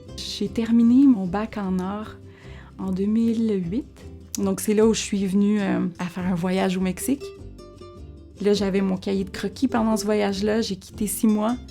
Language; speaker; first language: French; early bilingual, other home language; Spanish